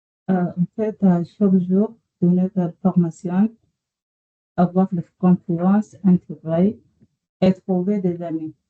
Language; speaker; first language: French; non-native, learner; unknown